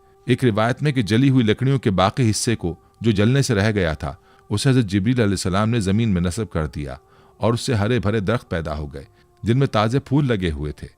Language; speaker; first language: Urdu; native; Urdu